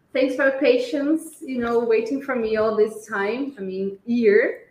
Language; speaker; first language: English; non-native, fluent; Portuguese